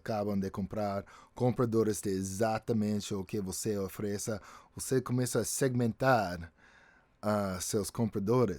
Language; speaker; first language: Portuguese; non-native, fluent; English